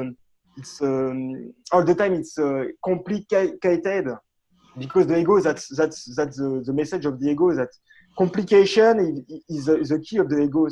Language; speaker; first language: English; non-native, learner; French